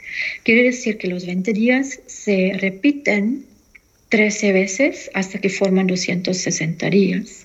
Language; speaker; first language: Spanish; non-native, fluent; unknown